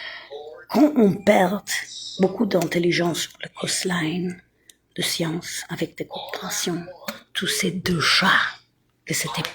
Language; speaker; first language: French; non-native, fluent; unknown